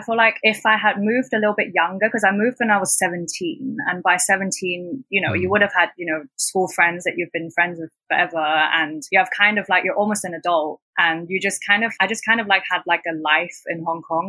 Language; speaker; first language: English; non-native, local second language; Cantonese